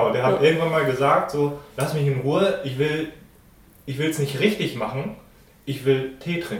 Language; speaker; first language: German; native; German